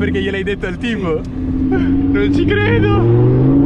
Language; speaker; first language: Italian; native; Italian